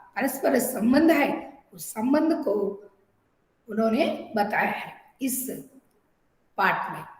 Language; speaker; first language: Hindi; non-native, local second language; Telugu